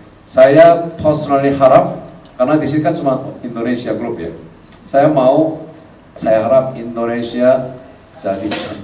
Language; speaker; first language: Indonesian; non-native, fluent; Korean